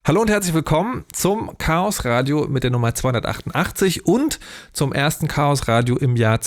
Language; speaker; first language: German; native; German